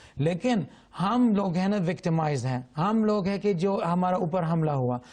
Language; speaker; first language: Urdu; non-native, fluent; Arabic